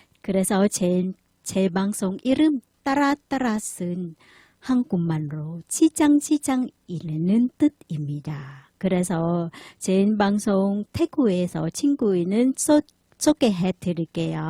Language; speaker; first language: Korean; non-native, learner; Thai